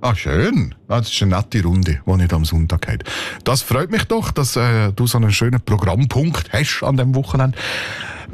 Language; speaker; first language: German; native; German